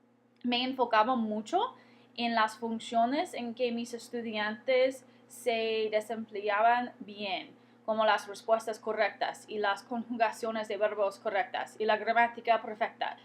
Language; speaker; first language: Spanish; non-native, fluent; English